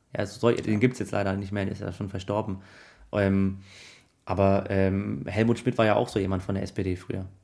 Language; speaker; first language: German; early bilingual, other home language; Arabic